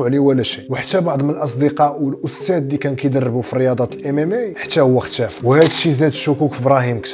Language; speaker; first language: Arabic; native; Arabic